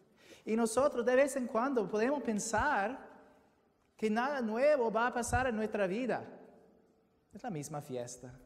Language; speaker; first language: Spanish; non-native, fluent; English